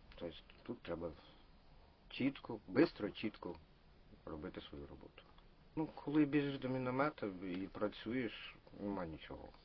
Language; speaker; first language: Ukrainian; non-native, local second language; Russian